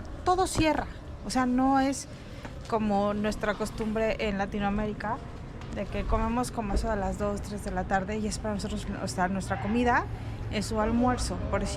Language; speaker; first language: Spanish; native; Spanish